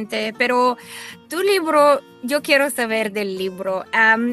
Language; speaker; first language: Spanish; non-native, fluent; Bulgarian